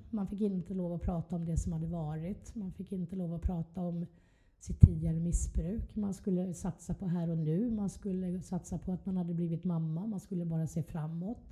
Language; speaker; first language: Swedish; native; Swedish